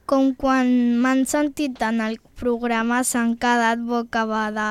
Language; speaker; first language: Catalan; early bilingual, other home language; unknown